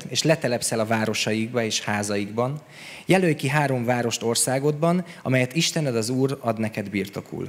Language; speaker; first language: Hungarian; native; Hungarian